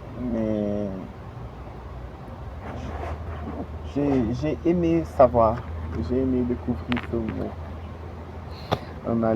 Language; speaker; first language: French; non-native, fluent; Portuguese